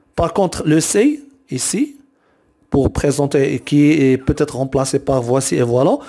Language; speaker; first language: French; non-native, local second language; Arabic